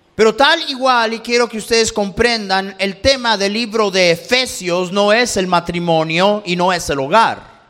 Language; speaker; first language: Spanish; early bilingual, heritage; Spanish